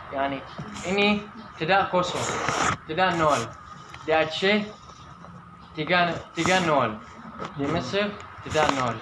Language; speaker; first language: Indonesian; non-native, learner; Arabic